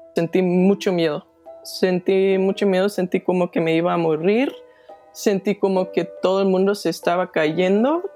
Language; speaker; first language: Spanish; non-native, fluent; Danish